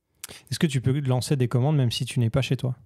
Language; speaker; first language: French; native; French